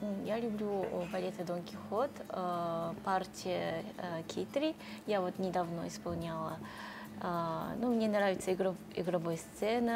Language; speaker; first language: Russian; non-native, learner; Japanese